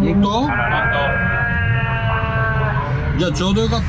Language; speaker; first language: Japanese; native; Japanese